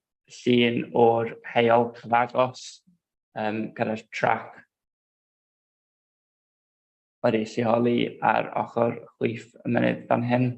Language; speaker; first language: Welsh; non-native, local second language; English